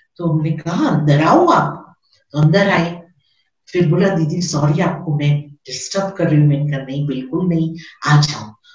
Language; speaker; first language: Hindi; non-native, local second language; Gujarati